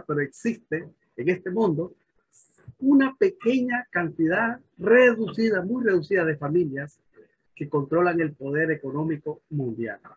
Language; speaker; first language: Spanish; native; Spanish